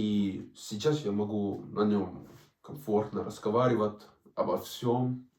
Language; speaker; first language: Russian; non-native, fluent; Danish